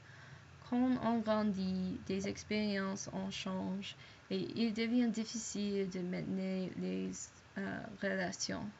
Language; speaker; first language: French; non-native, learner; English